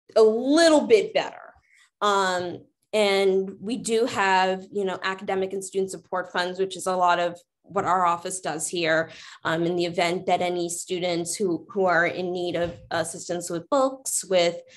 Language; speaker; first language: English; native; English